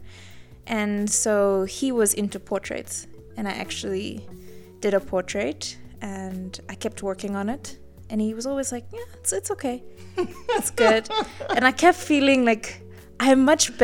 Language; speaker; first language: English; native; English